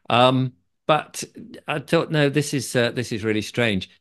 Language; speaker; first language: English; native; English